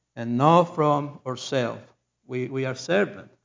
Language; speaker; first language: English; non-native, learner; Spanish